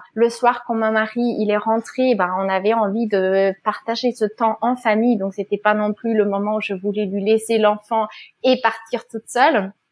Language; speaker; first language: French; non-native, fluent; German